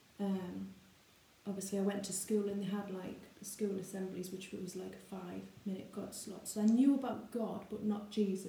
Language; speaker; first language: English; native; English